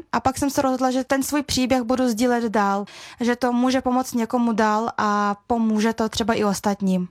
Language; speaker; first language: Czech; early bilingual, other home language; Russian